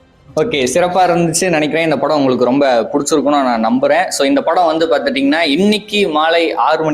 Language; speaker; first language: Tamil; native; Tamil